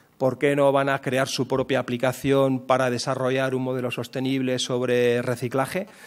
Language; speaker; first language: Spanish; native; Spanish